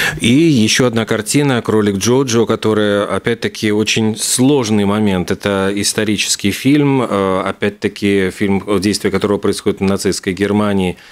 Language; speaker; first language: Russian; native; Russian